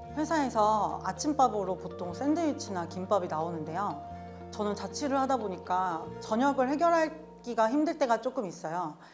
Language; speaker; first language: Korean; native; Korean